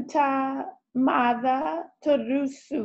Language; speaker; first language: Arabic; non-native, learner; English